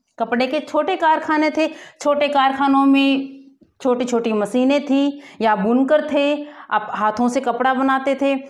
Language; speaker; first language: Hindi; native; Hindi